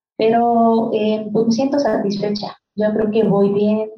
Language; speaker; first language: Spanish; non-native, local second language; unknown